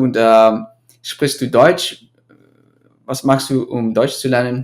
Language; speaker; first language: German; non-native, fluent; English